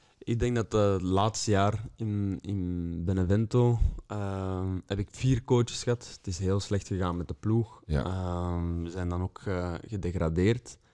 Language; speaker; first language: Dutch; native; Dutch